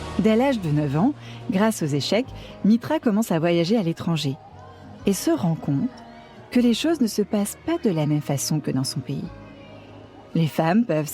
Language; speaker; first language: French; native; French